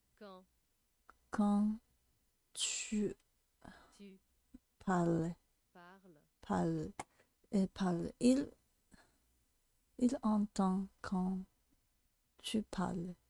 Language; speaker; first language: French; non-native, learner; Japanese